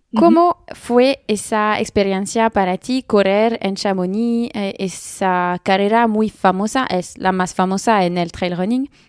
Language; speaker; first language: Spanish; non-native, learner; French